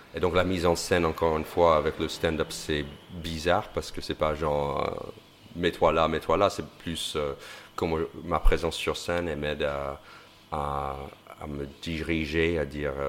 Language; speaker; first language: French; non-native, fluent; English